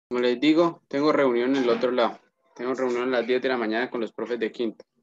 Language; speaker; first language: Spanish; native; Spanish